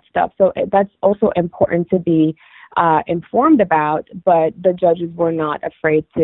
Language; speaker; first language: English; non-native, fluent; Arabic